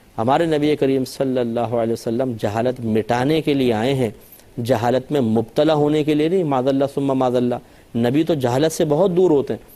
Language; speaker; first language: Urdu; native; Urdu